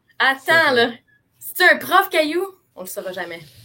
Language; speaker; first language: French; native; French